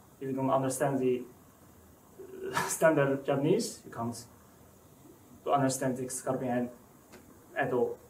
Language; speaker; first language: English; non-native, learner; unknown